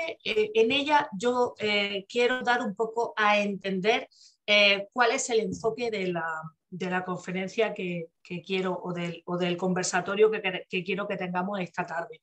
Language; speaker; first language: Spanish; native; Spanish